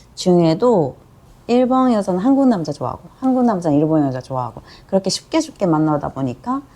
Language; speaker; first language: Korean; non-native, fluent; Japanese